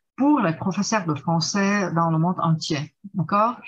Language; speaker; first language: French; non-native, fluent; Czech